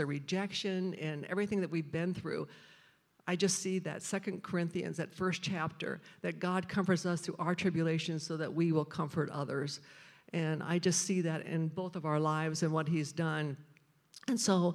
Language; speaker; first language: English; native; English